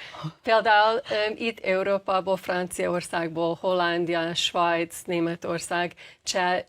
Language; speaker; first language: Hungarian; non-native, fluent; English